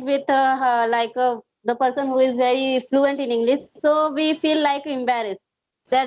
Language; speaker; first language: English; non-native, learner; Hindi